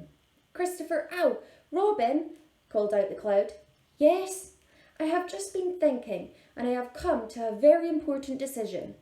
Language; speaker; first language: English; native; English